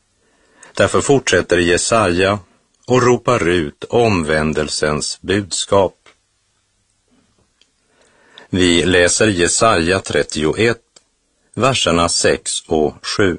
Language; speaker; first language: Swedish; native; Swedish